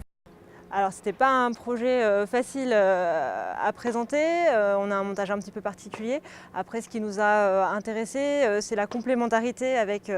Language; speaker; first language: French; native; French